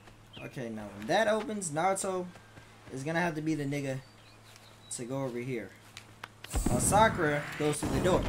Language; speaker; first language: English; native; English